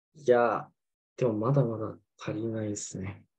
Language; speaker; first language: Japanese; non-native, fluent; Korean